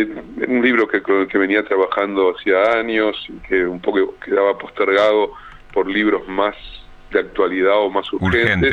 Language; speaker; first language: Spanish; native; Spanish